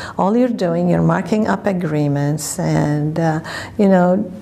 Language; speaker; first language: English; non-native, fluent; Arabic